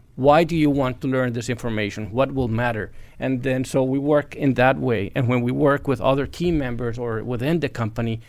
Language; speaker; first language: English; non-native, fluent; Spanish